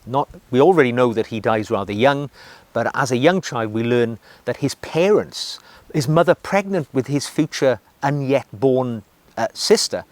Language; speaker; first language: English; native; English